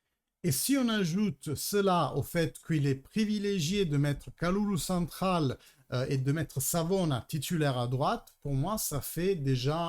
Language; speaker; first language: French; early bilingual, heritage; Italian